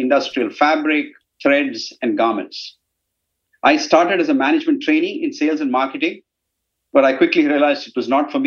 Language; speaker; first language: English; non-native, local second language; Tamil